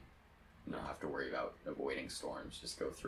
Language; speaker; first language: English; native; English